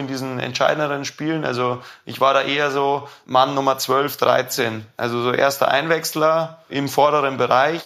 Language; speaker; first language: German; native; German